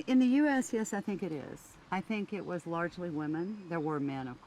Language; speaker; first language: English; native; English